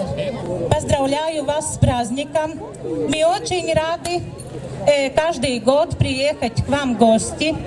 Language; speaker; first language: Russian; non-native, fluent; Latvian